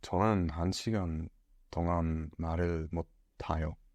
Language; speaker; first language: Korean; non-native, learner; English